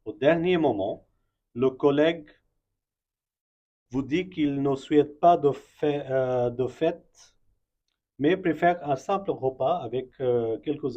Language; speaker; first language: French; non-native, fluent; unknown